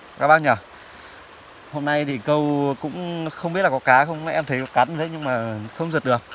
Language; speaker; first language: Vietnamese; non-native, local second language; Tày